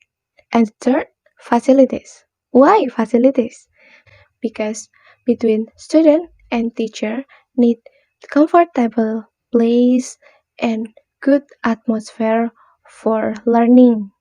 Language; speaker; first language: English; non-native, learner; Indonesian